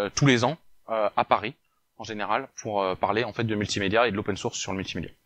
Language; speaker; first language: French; native; French